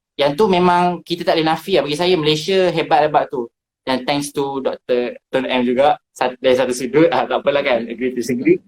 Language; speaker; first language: Malay; native; Malay